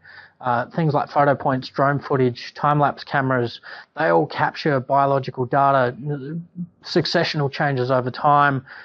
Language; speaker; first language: English; native; English